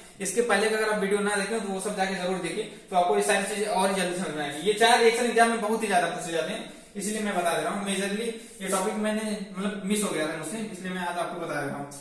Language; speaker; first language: Hindi; native; Hindi